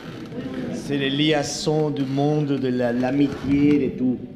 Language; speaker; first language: French; non-native, learner; Spanish